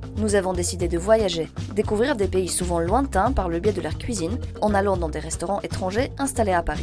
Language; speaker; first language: French; native; French